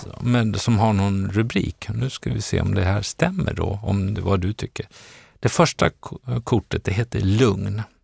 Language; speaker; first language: Swedish; native; Swedish